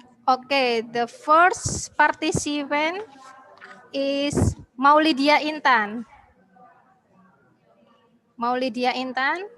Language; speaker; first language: English; non-native, learner; Indonesian